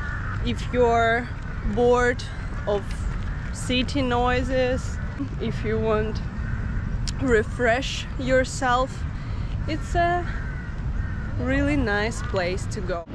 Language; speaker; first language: English; non-native, fluent; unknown